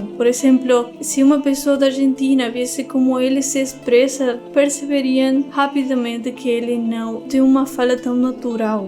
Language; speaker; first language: Portuguese; non-native, fluent; Spanish